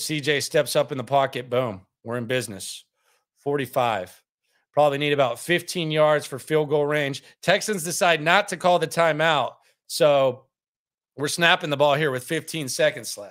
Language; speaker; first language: English; native; English